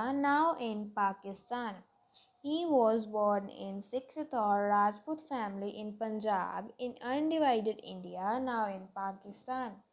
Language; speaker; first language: English; non-native, local second language; Punjabi